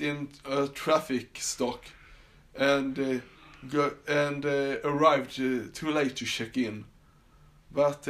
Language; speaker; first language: English; non-native, fluent; Swedish